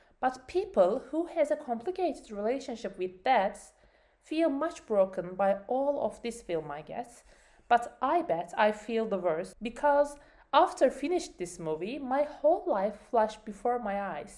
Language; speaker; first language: English; non-native, learner; Turkish